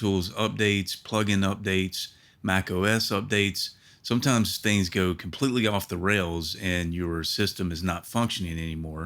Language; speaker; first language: English; native; English